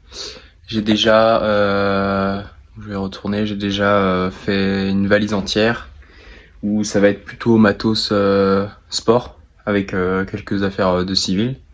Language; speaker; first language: French; native; French